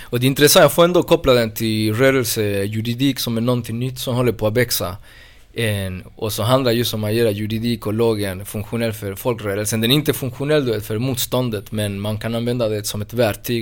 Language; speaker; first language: Swedish; non-native, fluent; Spanish